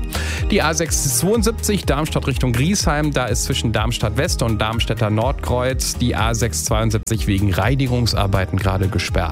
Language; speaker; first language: German; native; German